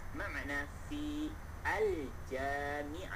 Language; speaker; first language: Arabic; non-native, fluent; Malay